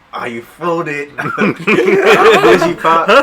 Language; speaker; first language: English; native; English